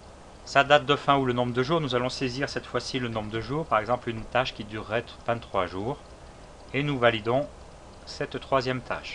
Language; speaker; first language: French; native; French